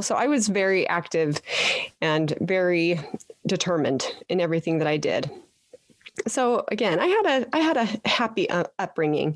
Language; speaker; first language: English; native; English